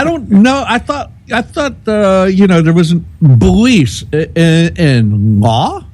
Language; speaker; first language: English; native; English